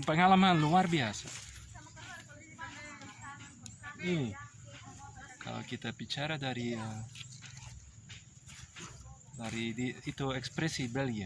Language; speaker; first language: Indonesian; non-native, learner; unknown